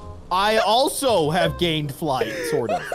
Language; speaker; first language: English; native; English